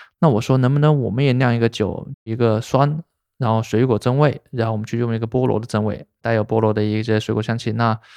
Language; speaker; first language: Chinese; native; Chinese